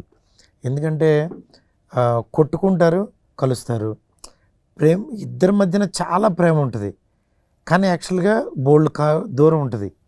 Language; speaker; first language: Telugu; native; Telugu